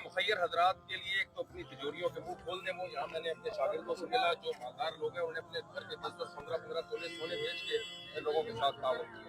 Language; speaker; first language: Urdu; native; Urdu